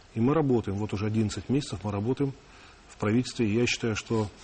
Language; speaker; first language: Russian; native; Russian